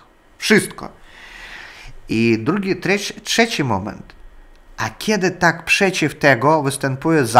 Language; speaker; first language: Polish; non-native, learner; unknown